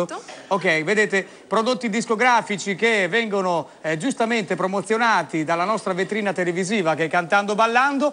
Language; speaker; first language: Italian; native; Italian